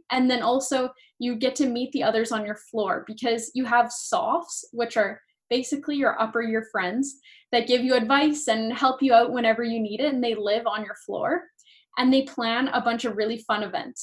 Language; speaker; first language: English; native; English